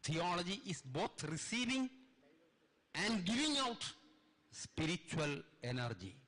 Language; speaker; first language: English; non-native, local second language; Malayalam